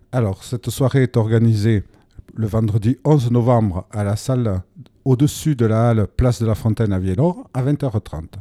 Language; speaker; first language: French; native; French